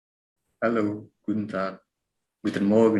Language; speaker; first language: German; non-native, fluent; Indonesian